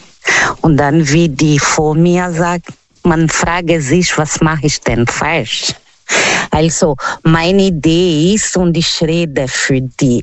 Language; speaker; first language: German; non-native, learner; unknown